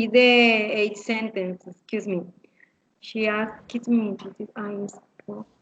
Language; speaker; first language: English; non-native, learner; Spanish